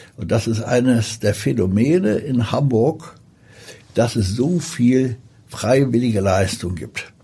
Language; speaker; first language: German; early bilingual, other home language; Polish